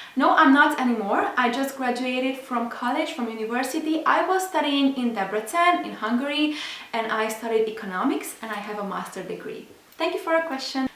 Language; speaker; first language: English; non-native, fluent; Hungarian